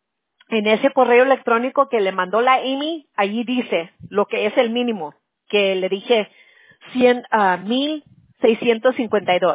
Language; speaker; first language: Spanish; early bilingual, heritage; English